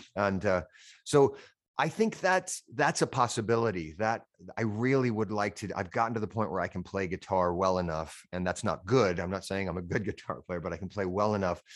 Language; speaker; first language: English; native; English